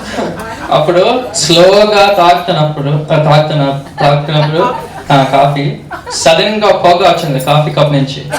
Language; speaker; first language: Telugu; early bilingual, heritage; Telugu